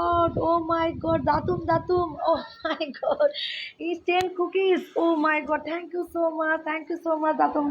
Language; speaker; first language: English; non-native, learner; Bangla